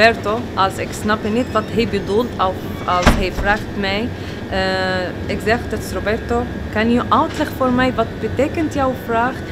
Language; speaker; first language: Dutch; early bilingual, other home language; Arabic